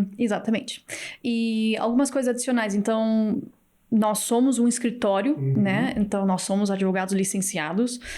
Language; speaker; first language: Portuguese; early bilingual, heritage; Portuguese